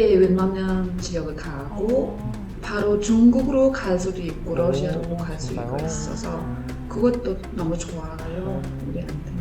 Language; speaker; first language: Korean; non-native, fluent; Mongolian